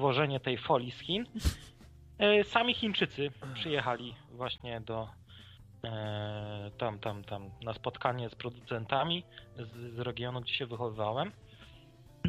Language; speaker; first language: Polish; native; Polish